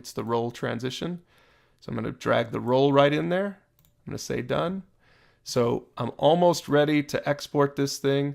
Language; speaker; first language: English; native; English